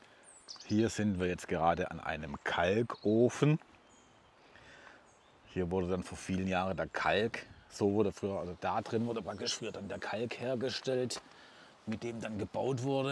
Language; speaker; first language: German; native; German